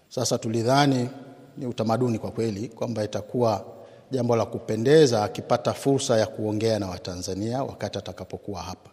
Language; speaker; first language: Swahili; native; Swahili